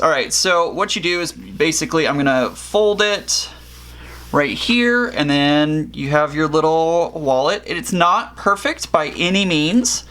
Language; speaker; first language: English; native; English